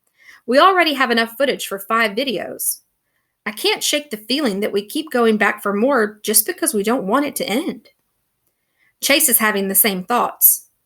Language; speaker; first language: English; native; English